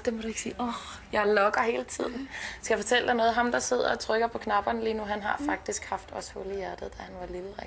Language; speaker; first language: Danish; native; Danish